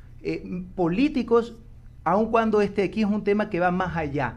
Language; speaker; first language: Spanish; native; Spanish